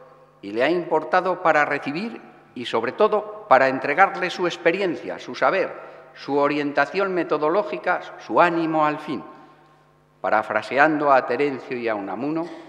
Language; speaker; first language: Spanish; native; Spanish